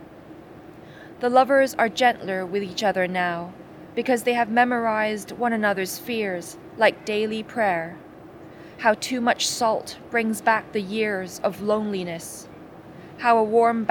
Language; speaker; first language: English; non-native, local second language; Cantonese